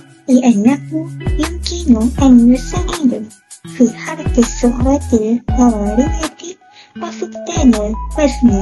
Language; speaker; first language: Arabic; non-native, learner; Malay